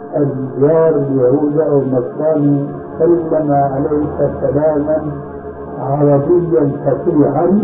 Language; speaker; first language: Arabic; early bilingual, other home language; Albanian